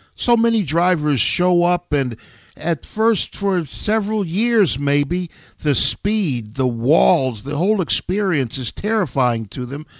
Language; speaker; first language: English; native; English